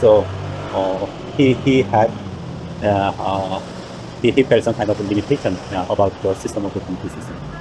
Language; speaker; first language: English; non-native, learner; Korean